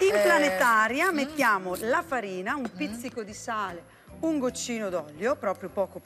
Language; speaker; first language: Italian; native; Italian